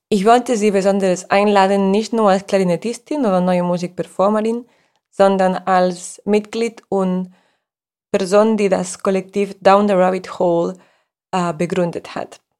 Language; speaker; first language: German; non-native, fluent; Spanish